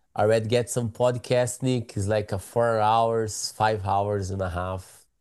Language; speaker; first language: English; non-native, learner; Portuguese